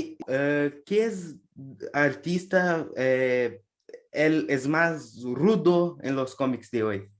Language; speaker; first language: Spanish; non-native, learner; Portuguese